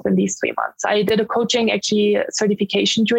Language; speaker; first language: English; non-native, fluent; German